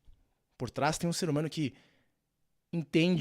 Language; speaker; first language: Portuguese; native; Portuguese